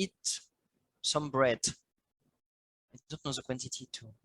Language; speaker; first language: English; non-native, learner; French